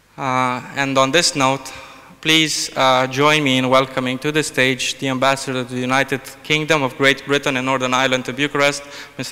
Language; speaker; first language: English; non-native, fluent; Romanian